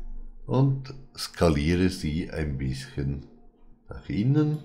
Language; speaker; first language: German; non-native, fluent; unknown